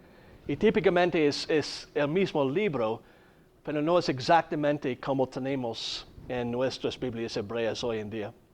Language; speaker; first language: Spanish; non-native, fluent; English